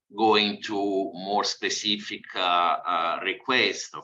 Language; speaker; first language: English; non-native, fluent; Italian